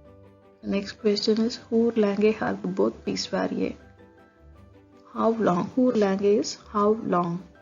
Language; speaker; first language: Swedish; non-native, fluent; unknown